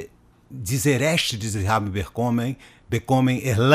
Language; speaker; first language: German; non-native, fluent; Portuguese